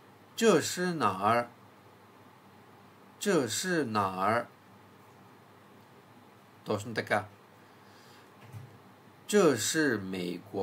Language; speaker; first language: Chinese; non-native, fluent; Bulgarian